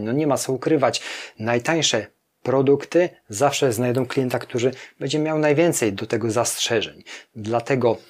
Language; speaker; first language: Polish; native; Polish